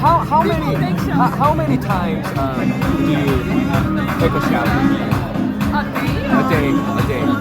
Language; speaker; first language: English; non-native, learner; Korean